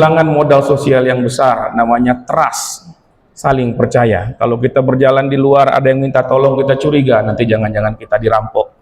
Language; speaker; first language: Indonesian; native; Indonesian